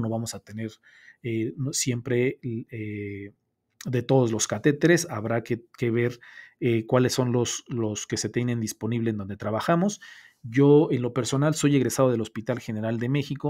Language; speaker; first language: Spanish; native; Spanish